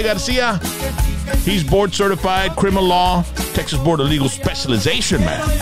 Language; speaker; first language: English; early bilingual, other home language; Spanish